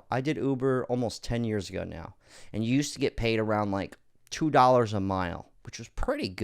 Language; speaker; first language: English; native; English